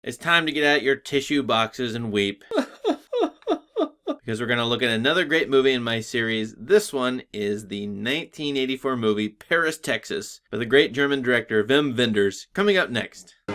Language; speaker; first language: English; native; English